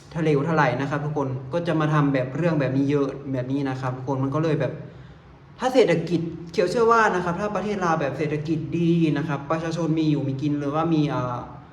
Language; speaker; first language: Thai; native; Thai